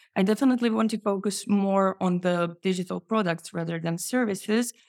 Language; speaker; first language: English; non-native, fluent; Croatian